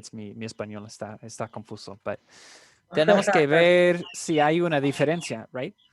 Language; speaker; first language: Spanish; non-native, fluent; English